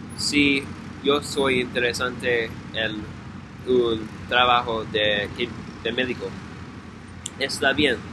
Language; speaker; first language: Spanish; non-native, learner; English